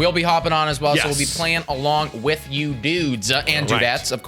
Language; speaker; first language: English; native; English